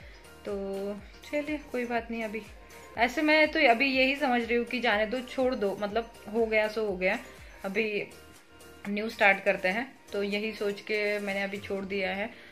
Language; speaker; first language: Hindi; native; Hindi